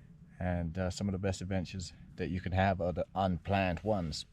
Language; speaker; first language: English; native; English